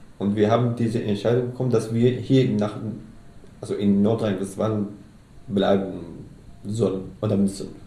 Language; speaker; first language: German; non-native, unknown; Arabic